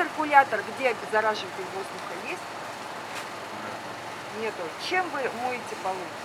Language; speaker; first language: Russian; native; Russian